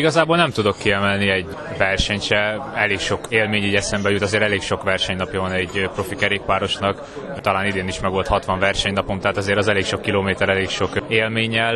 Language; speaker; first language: Hungarian; native; Hungarian